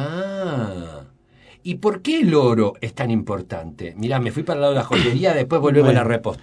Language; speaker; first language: Spanish; native; Spanish